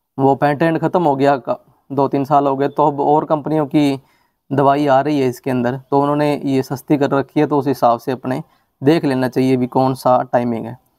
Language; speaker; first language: Hindi; non-native, local second language; Punjabi